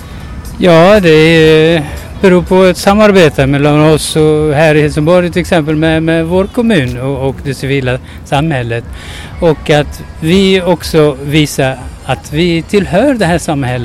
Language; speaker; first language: Swedish; non-native, fluent; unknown